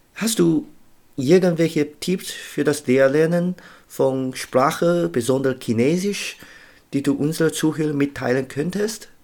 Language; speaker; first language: German; non-native, learner; Chinese